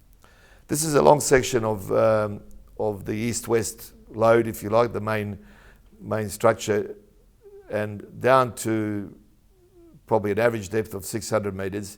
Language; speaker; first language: English; native; English